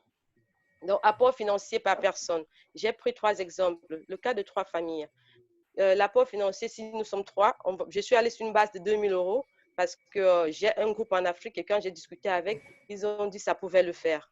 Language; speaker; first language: French; native; French